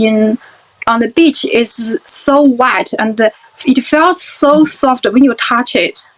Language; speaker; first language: English; non-native, fluent; Chinese